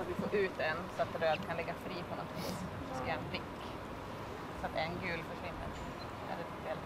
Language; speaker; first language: Swedish; native; Swedish